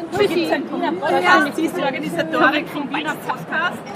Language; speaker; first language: German; native; German